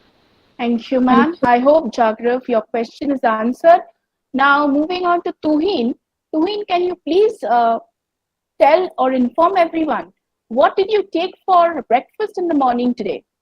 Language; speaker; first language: English; non-native, local second language; Bangla